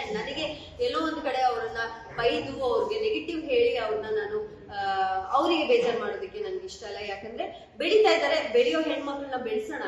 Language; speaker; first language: Kannada; non-native, local second language; Kodava